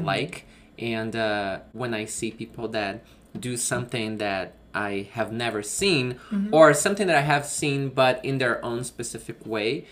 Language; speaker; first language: English; non-native, fluent; Portuguese